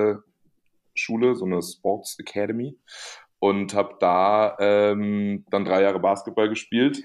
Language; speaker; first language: German; native; German